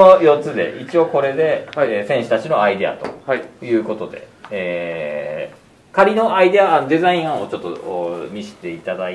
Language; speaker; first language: Japanese; native; Japanese